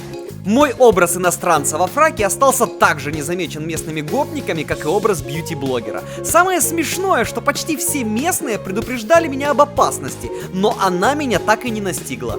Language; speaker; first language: Russian; native; Russian